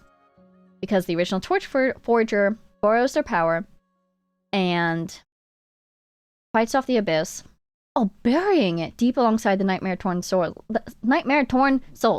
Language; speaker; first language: English; native; English